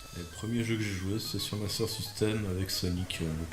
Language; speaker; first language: French; native; French